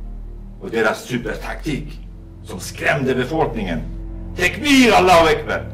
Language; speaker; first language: Swedish; non-native, fluent; Kurdish